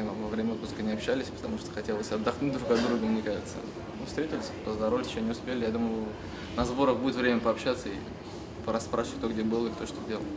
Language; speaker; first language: Russian; native; Russian